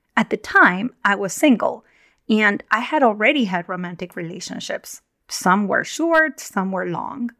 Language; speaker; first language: English; non-native, fluent; Spanish